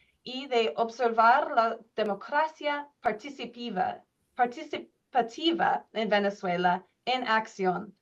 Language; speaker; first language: Spanish; non-native, learner; English